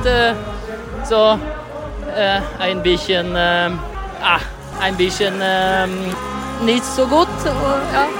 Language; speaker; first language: German; non-native, learner; Norwegian